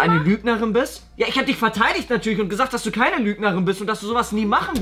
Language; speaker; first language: German; native; German